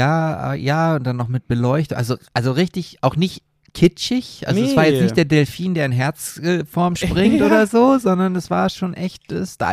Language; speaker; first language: German; native; German